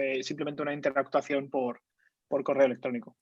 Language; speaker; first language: Spanish; native; Spanish